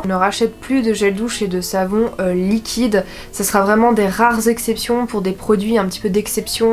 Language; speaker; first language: French; native; French